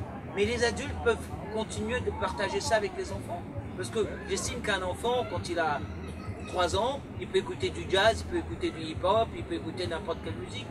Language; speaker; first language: French; early bilingual, other home language; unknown